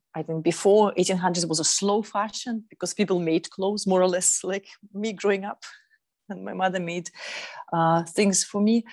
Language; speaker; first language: English; non-native, fluent; Russian